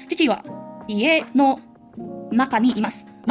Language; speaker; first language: Japanese; non-native, learner; English